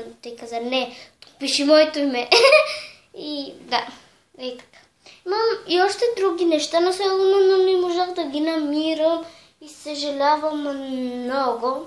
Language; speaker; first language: Bulgarian; early bilingual, heritage; Bulgarian